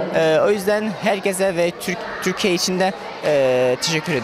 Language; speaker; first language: Turkish; non-native, learner; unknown